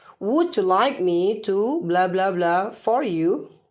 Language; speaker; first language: English; non-native, fluent; Indonesian